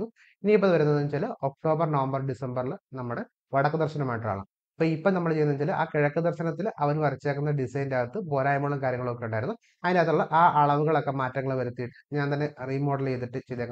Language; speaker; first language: Malayalam; native; Malayalam